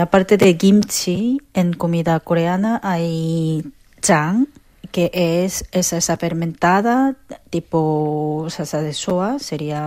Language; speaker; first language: Spanish; non-native, fluent; Korean